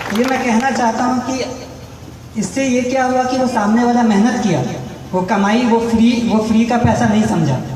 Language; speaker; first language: Hindi; native; Hindi